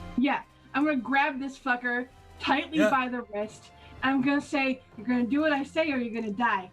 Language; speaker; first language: English; native; English